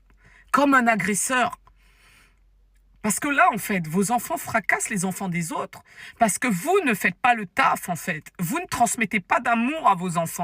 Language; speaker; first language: French; native; French